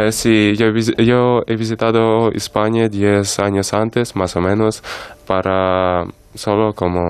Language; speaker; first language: Spanish; non-native, learner; Ukrainian